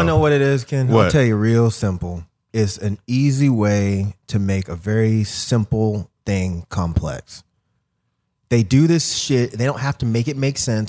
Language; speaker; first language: English; native; English